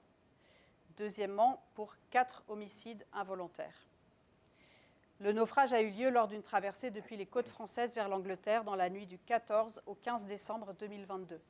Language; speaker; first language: French; native; French